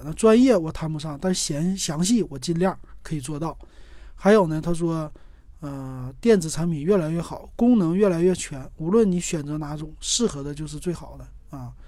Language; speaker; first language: Chinese; native; Chinese